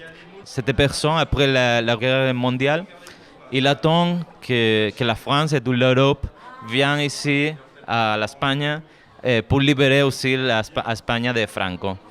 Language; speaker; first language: French; non-native, learner; Spanish